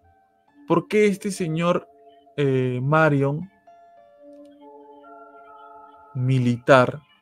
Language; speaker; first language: Spanish; native; Spanish